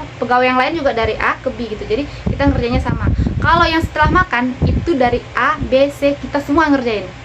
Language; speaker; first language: Indonesian; native; Indonesian